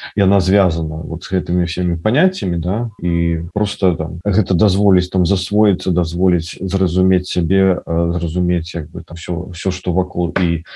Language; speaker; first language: Belarusian; non-native, local second language; Russian